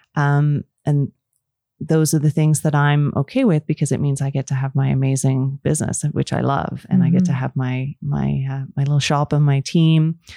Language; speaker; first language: English; native; English